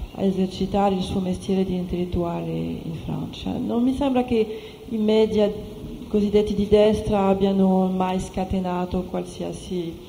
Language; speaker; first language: Italian; non-native, fluent; French